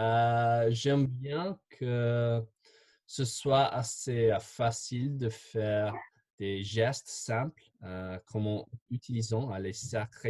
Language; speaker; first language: French; non-native, fluent; English